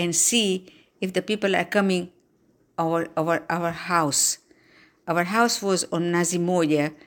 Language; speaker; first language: English; non-native, local second language; Gujarati